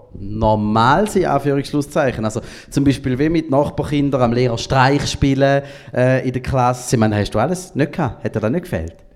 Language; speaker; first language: German; native; German